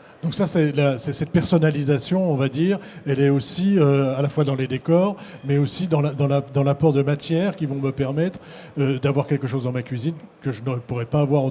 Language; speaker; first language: French; native; French